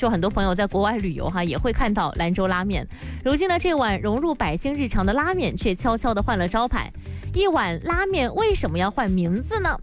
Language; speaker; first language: Chinese; non-native, local second language; Hakka Chinese